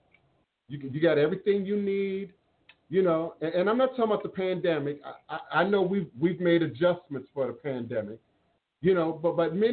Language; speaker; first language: English; native; English